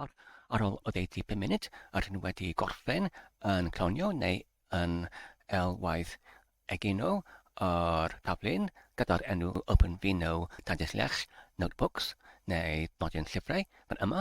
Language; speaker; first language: Welsh; non-native, learner; English